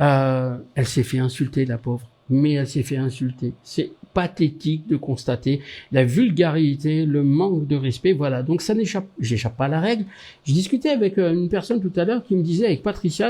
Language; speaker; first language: French; native; French